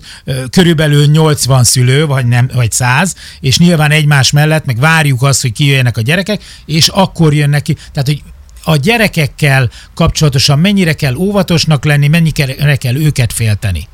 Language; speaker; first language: Hungarian; native; Hungarian